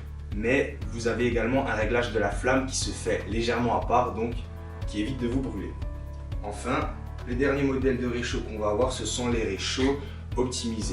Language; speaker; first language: French; native; French